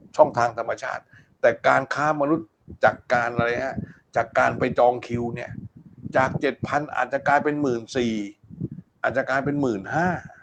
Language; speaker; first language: Thai; native; Thai